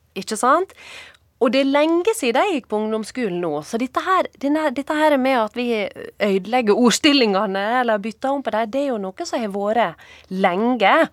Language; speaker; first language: Norwegian; native; Norwegian